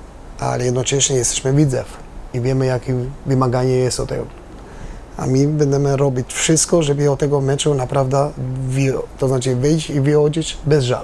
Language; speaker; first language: Polish; non-native, learner; Albanian